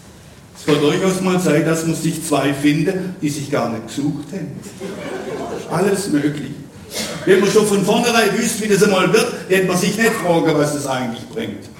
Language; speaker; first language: German; native; German